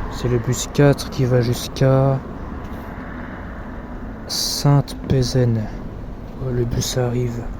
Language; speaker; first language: French; native; French